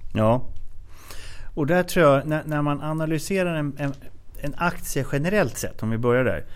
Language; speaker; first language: Swedish; native; Swedish